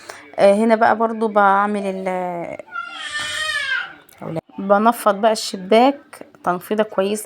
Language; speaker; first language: Arabic; native; Arabic